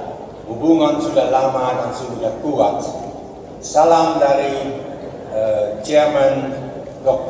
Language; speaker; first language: Indonesian; non-native, fluent; Dutch